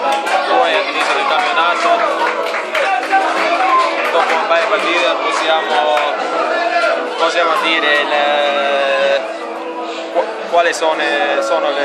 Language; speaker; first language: Italian; non-native, fluent; English